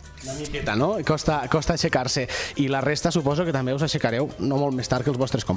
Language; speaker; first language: Catalan; native; Catalan